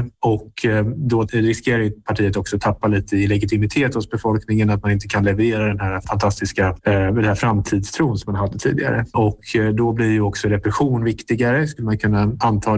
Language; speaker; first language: Swedish; native; Swedish